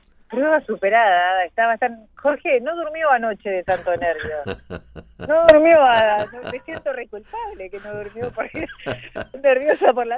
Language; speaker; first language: Spanish; native; Spanish